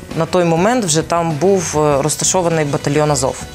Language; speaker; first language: Ukrainian; native; Ukrainian